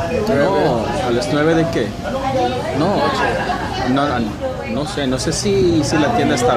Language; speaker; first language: Spanish; non-native, learner; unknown